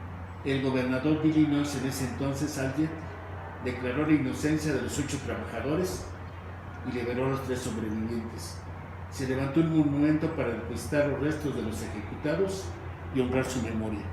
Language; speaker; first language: Spanish; native; Spanish